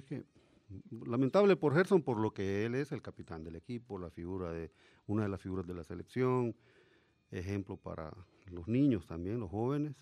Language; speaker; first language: Spanish; native; Spanish